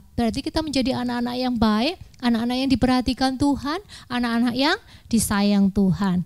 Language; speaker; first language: Indonesian; native; Indonesian